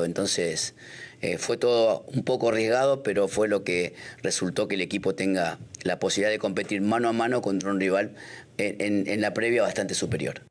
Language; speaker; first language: Spanish; native; Spanish